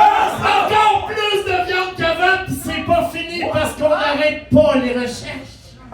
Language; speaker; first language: French; native; French